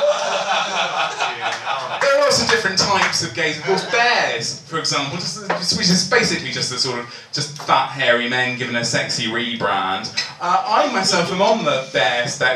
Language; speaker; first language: English; native; English